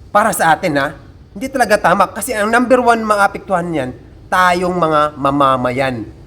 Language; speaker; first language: Filipino; native; Filipino